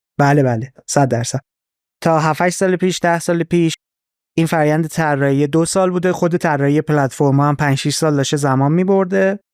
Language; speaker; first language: Persian; native; Persian